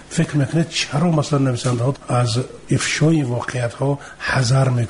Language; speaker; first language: Tajik; native; Tajik